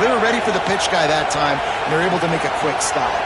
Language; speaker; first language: English; native; English